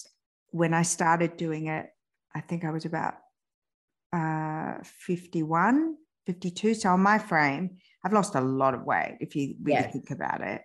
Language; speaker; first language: English; early bilingual, other home language; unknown